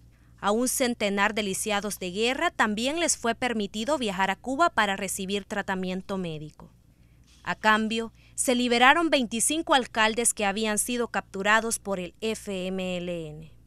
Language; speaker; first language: Spanish; native; Spanish